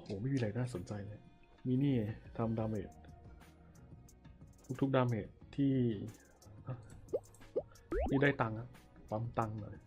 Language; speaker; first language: Thai; native; Thai